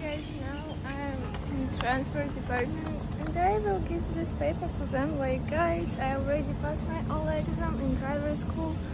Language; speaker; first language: English; non-native, learner; Russian